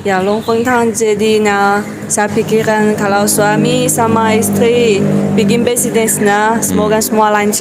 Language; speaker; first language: Indonesian; non-native, learner; Chinese